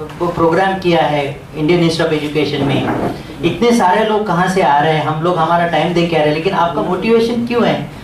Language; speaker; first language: Hindi; non-native, local second language; Marathi